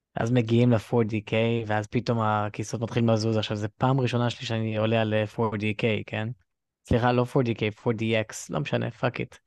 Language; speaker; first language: Hebrew; native; Hebrew